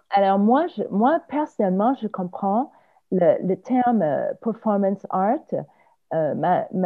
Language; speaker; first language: French; non-native, fluent; English